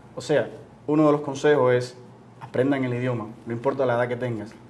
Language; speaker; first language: Spanish; native; Spanish